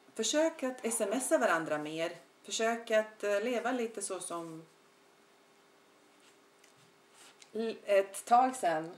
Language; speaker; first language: Swedish; non-native, fluent; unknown